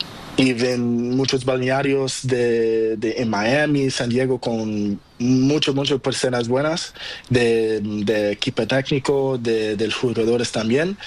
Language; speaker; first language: Spanish; non-native, learner; Portuguese